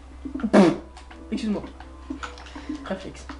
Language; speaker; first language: French; native; French